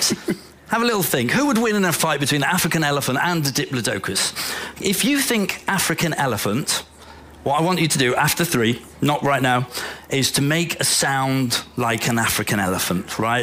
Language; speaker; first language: English; native; English